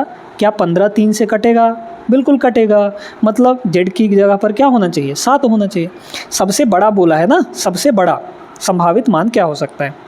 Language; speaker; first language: Hindi; native; Hindi